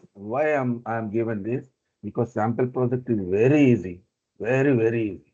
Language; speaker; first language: English; non-native, learner; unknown